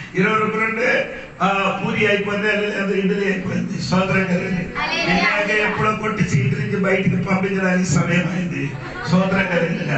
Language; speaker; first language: Telugu; non-native, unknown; Malayalam